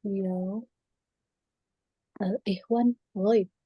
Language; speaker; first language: Arabic; non-native, learner; Indonesian